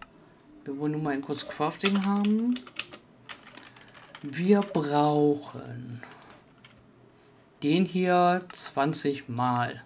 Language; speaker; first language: German; native; German